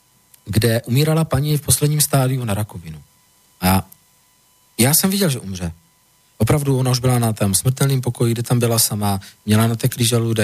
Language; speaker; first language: Czech; native; Czech